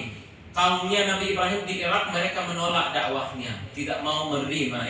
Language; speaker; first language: Indonesian; non-native, fluent; Arabic